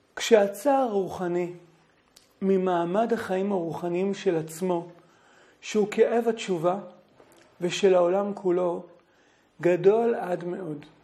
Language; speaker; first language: Hebrew; native; Hebrew